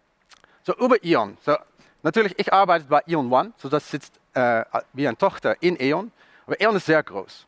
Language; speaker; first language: German; non-native, learner; Dutch